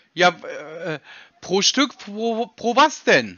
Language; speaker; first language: German; native; German